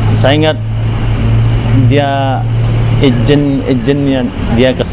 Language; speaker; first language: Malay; non-native, learner; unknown